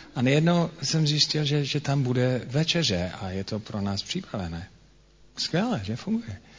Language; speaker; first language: Czech; non-native, fluent; English